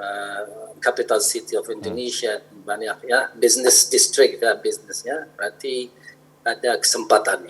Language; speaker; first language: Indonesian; non-native, fluent; Arabic